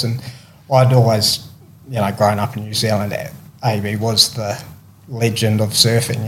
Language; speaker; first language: English; native; English